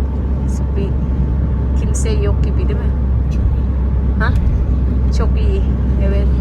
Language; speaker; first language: Turkish; non-native, learner; Indonesian